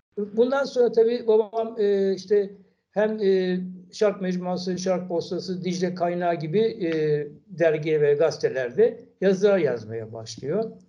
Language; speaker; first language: Turkish; native; Turkish